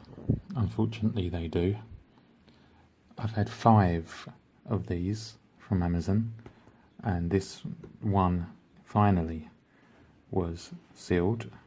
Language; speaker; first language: English; native; English